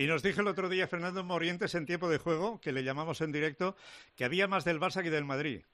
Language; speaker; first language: Spanish; native; Spanish